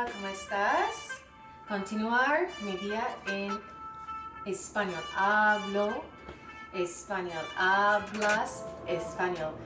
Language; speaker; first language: Spanish; non-native, learner; English